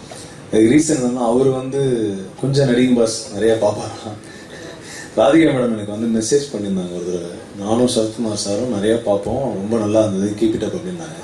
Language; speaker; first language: Tamil; native; Tamil